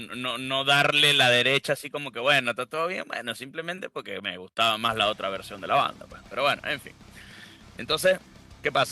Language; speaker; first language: Spanish; native; Spanish